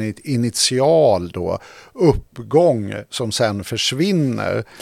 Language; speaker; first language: Swedish; native; Swedish